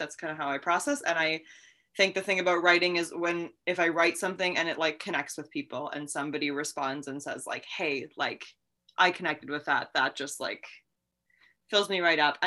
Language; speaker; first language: English; native; English